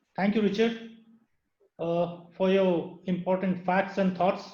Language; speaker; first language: English; non-native, local second language; Nepali